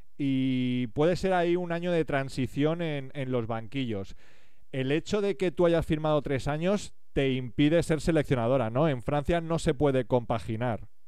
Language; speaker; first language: Spanish; native; Spanish